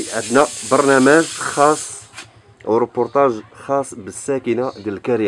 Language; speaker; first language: Arabic; native; Arabic